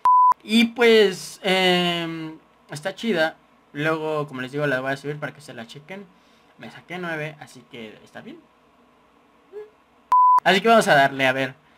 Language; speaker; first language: Spanish; native; Spanish